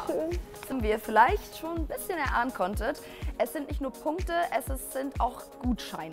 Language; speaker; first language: German; native; German